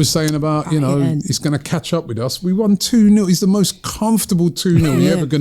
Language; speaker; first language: English; native; English